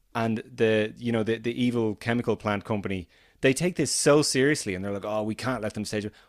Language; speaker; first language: English; native; English